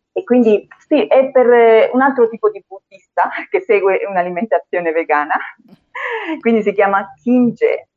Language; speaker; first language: Italian; early bilingual, other home language; Spanish